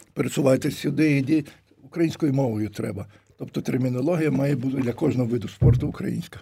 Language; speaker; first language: Ukrainian; native; Ukrainian